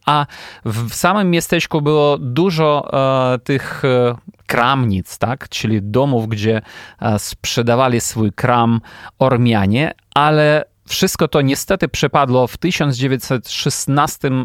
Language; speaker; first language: Polish; non-native, fluent; Ukrainian